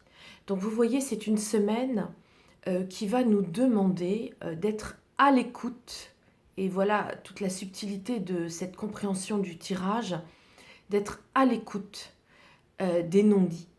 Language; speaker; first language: French; native; French